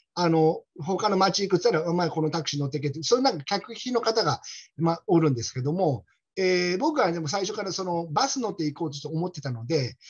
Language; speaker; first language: Japanese; native; Japanese